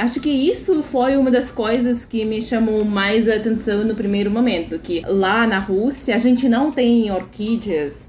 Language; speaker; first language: Portuguese; non-native, fluent; Russian